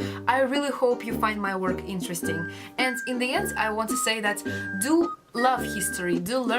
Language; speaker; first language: English; non-native, learner; Russian